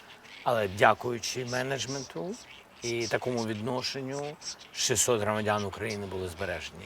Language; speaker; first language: Ukrainian; non-native, local second language; Russian